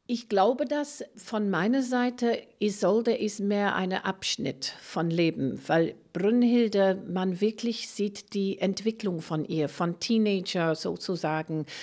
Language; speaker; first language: German; non-native, fluent; English